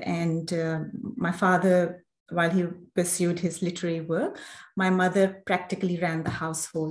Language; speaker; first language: English; non-native, local second language; Urdu